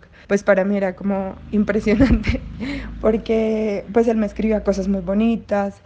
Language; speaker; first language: Spanish; native; Spanish